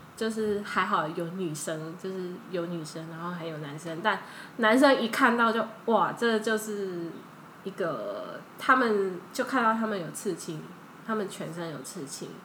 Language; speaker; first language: Chinese; early bilingual, heritage; Chinese